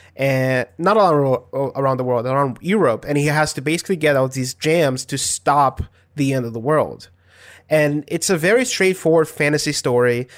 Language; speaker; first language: English; non-native, fluent; Portuguese